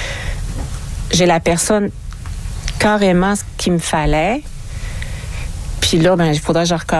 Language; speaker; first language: French; native; French